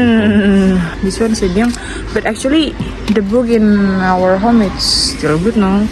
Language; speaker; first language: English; non-native, learner; Indonesian